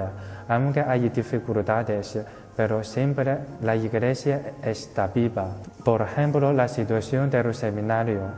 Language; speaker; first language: Spanish; non-native, fluent; Chinese